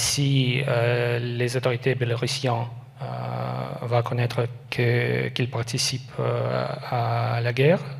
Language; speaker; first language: French; non-native, learner; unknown